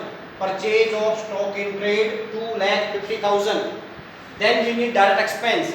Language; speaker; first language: English; non-native, local second language; Hindi